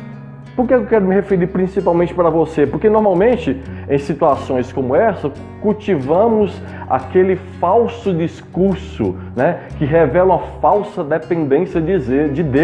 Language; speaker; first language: Portuguese; native; Portuguese